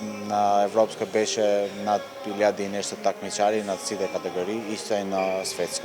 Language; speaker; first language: Macedonian; non-native, local second language; Albanian